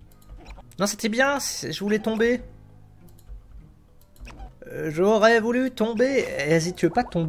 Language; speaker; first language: French; native; French